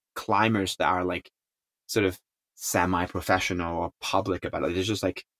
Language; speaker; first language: English; non-native, local second language; Chinese